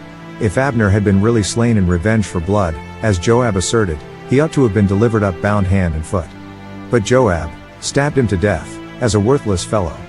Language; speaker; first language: English; native; English